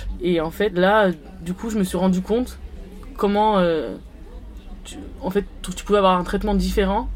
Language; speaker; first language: French; native; French